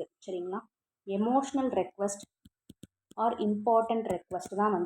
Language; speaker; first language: Tamil; native; Tamil